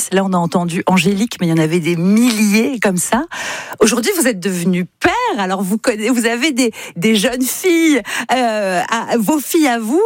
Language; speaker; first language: French; native; French